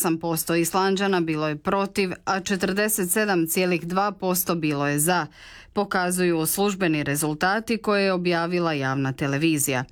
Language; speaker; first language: Serbian; native; Serbian